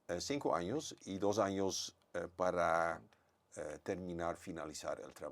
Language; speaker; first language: Spanish; non-native, fluent; Dutch